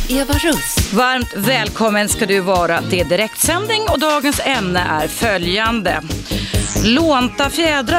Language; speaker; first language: Swedish; native; Swedish